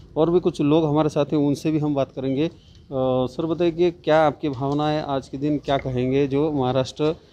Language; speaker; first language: Hindi; non-native, local second language; Marathi